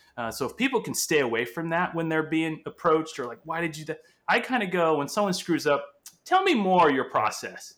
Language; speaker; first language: English; non-native, fluent; Portuguese